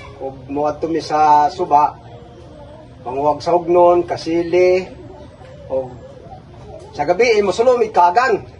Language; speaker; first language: Cebuano; non-native, local second language; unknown